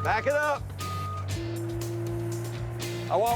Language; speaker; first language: English; native; English